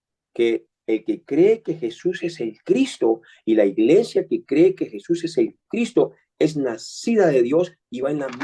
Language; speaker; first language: Spanish; native; Spanish